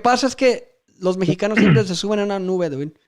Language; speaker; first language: Spanish; early bilingual, heritage; Spanish